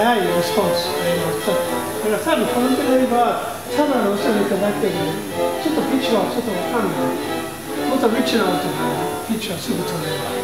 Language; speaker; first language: Japanese; non-native, learner; English